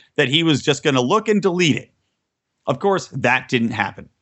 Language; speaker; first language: English; native; English